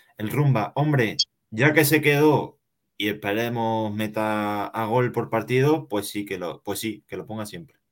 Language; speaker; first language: Spanish; native; Spanish